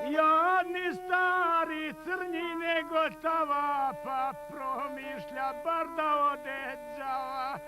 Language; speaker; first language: Bosnian; native; Bosnian